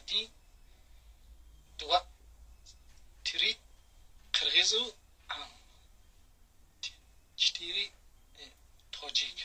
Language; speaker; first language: Russian; non-native, learner; Uzbek